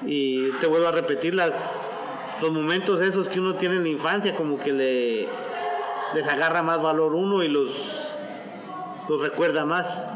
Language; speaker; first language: Spanish; native; Spanish